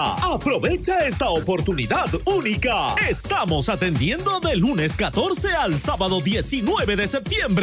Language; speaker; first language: Spanish; native; Spanish